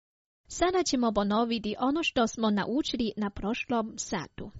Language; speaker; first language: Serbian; non-native, fluent; Chinese